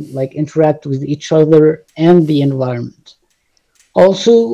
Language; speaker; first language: English; non-native, fluent; Arabic